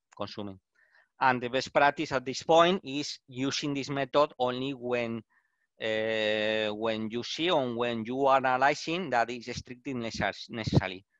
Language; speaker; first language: English; non-native, learner; Spanish